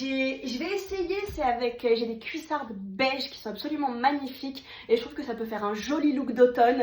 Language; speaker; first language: French; native; French